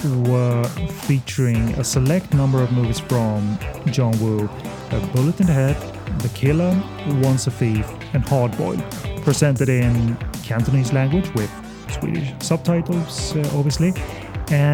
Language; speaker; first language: English; non-native, fluent; Swedish